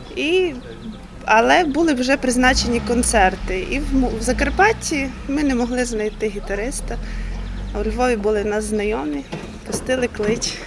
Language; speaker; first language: Ukrainian; native; Ukrainian